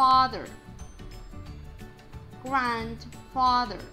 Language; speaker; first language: English; non-native, fluent; Spanish